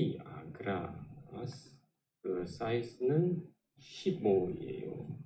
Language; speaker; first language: Korean; non-native, learner; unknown